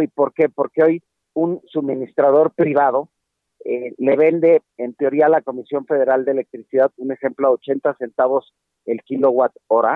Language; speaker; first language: Spanish; native; Spanish